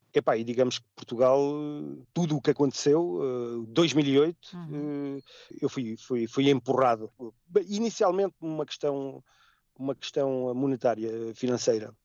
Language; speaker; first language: Portuguese; native; Portuguese